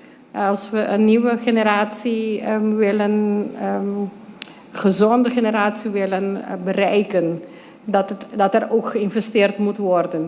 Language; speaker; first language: Dutch; non-native, local second language; Papiamento